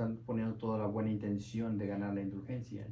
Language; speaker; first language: Spanish; native; Spanish